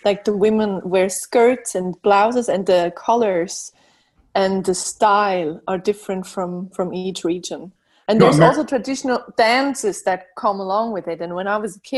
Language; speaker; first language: English; non-native, fluent; Swiss German